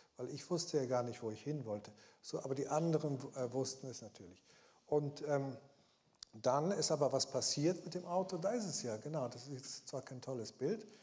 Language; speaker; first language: German; early bilingual, heritage; German